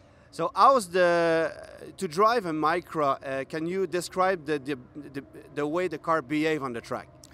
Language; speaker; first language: English; non-native, fluent; French